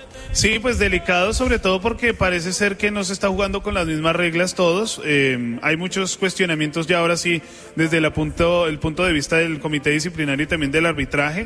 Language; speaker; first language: Spanish; native; Spanish